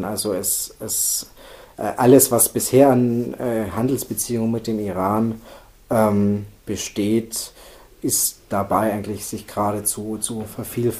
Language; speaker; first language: German; native; German